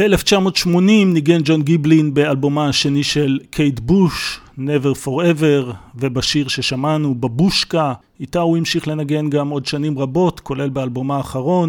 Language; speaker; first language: Hebrew; native; Hebrew